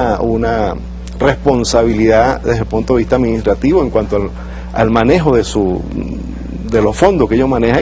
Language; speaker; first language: Spanish; native; Spanish